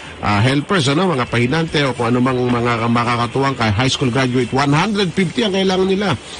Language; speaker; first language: Filipino; native; Filipino